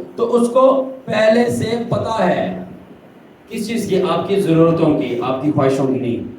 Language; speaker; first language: Urdu; non-native, local second language; Punjabi